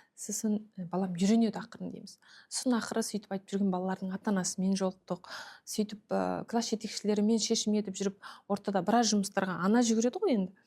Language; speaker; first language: Kazakh; early bilingual, heritage; Kazakh